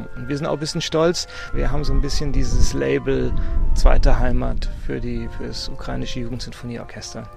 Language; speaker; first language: German; native; German